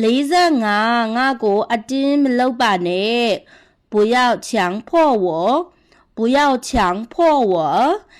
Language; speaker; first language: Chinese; non-native, fluent; Burmese